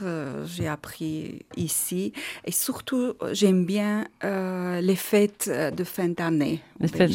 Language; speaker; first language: French; non-native, learner; Armenian